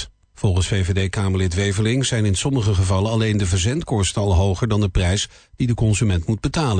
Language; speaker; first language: Dutch; native; Dutch